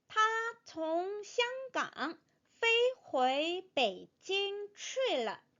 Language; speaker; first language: Chinese; non-native, fluent; Korean